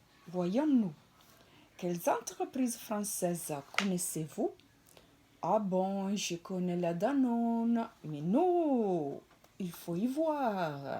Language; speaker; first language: French; non-native, fluent; Italian